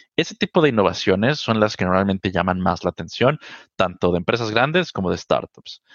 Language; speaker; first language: Spanish; native; Spanish